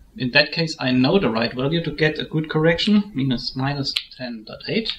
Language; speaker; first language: English; non-native, fluent; German